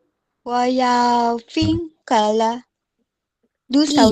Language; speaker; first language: Chinese; non-native, learner; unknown